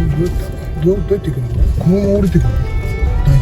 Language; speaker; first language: Japanese; native; Japanese